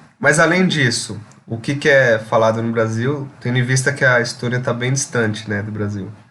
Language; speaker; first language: Portuguese; native; Portuguese